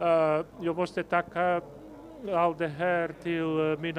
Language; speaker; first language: Swedish; non-native, fluent; Macedonian